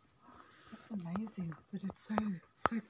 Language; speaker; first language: English; non-native, local second language; Afrikaans